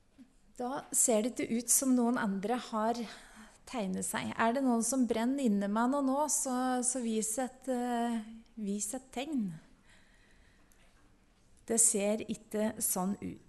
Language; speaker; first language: Norwegian; native; Norwegian